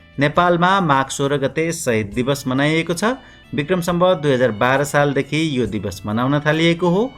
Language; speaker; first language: Nepali; native; Nepali